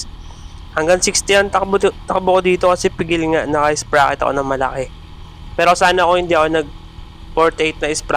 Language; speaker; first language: Filipino; native; Filipino